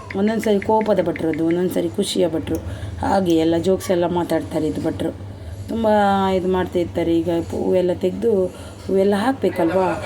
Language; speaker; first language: Kannada; native; Kannada